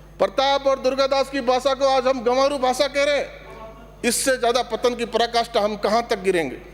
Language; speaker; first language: Hindi; non-native, local second language; Marwari